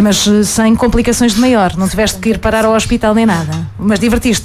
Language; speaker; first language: Portuguese; native; Portuguese